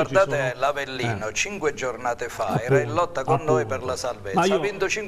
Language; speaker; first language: Italian; native; Italian